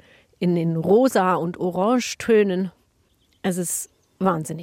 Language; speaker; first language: German; native; German